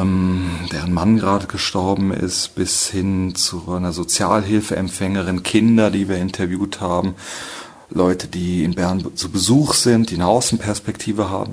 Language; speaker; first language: German; native; German